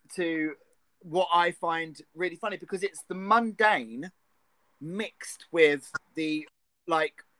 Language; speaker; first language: English; native; English